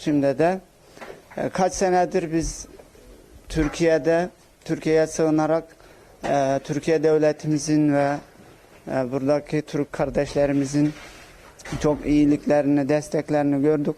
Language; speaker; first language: Turkish; non-native, local second language; Uyghur